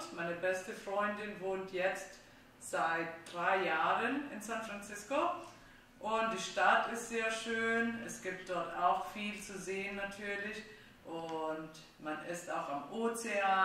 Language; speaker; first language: German; non-native, fluent; Italian